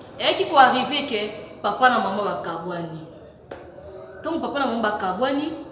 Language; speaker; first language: Lingala; non-native, local second language; Kongo